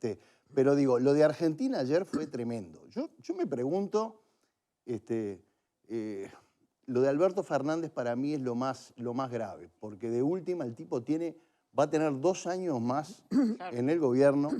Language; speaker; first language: Spanish; native; Spanish